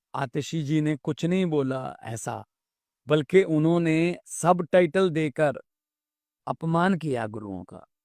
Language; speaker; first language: Hindi; non-native, local second language; Punjabi